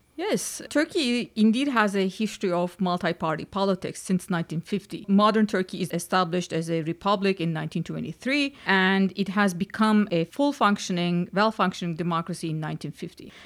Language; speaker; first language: English; non-native, fluent; Turkish